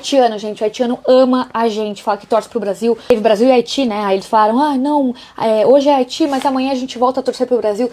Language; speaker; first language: Portuguese; native; Portuguese